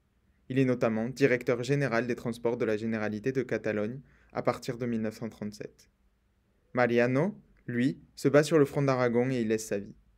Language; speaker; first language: French; native; French